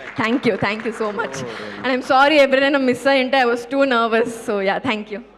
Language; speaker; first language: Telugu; native; Telugu